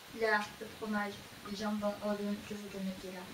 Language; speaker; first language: French; non-native, fluent; Filipino